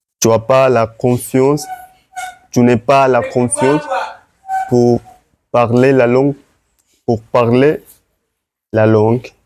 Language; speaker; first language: French; non-native, learner; Swahili